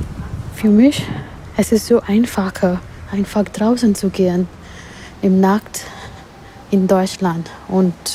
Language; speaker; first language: German; non-native, learner; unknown